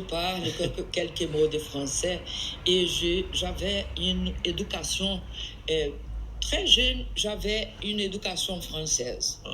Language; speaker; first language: French; non-native, learner; Portuguese